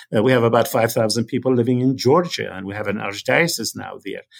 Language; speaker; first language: English; non-native, fluent; Arabic